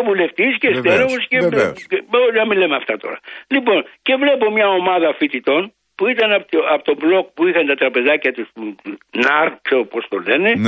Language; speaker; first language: Greek; native; Greek